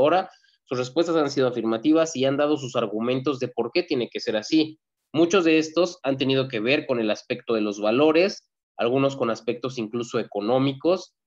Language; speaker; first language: Spanish; native; Spanish